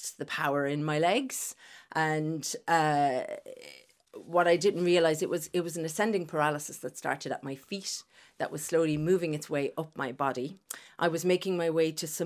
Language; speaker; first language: English; native; English